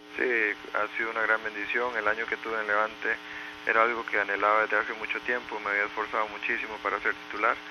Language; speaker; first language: Spanish; native; Spanish